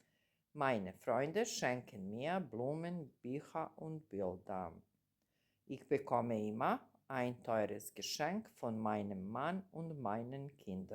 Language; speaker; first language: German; non-native, fluent; Serbian